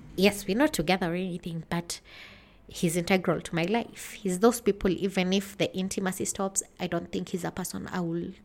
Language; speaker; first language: English; non-native, local second language; Kikuyu